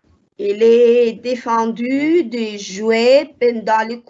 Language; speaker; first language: French; non-native, fluent; Arabic